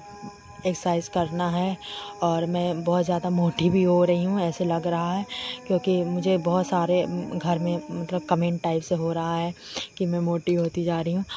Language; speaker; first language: Hindi; native; Hindi